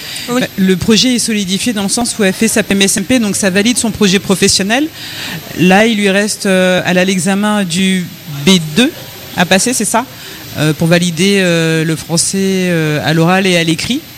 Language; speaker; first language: French; native; French